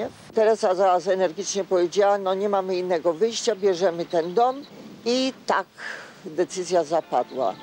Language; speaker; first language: Polish; native; Polish